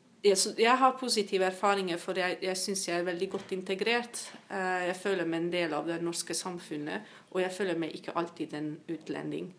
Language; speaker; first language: Norwegian; non-native, fluent; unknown